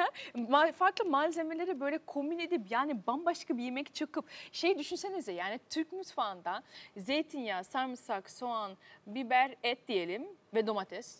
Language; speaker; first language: Turkish; early bilingual, heritage; Turkish